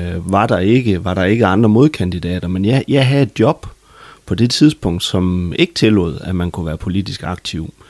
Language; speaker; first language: Danish; native; Danish